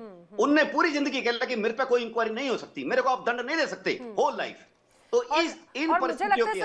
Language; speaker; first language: Hindi; native; Hindi